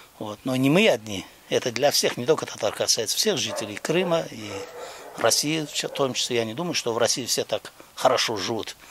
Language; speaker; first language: Russian; non-native, local second language; Crimean Tatar